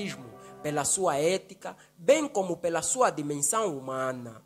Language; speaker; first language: Portuguese; native; Portuguese